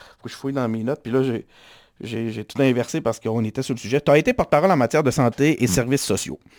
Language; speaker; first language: French; native; French